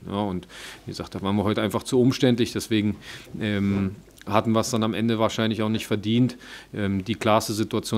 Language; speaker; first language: German; native; German